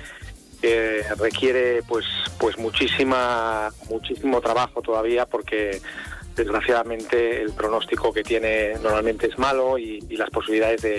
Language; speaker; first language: Spanish; native; Spanish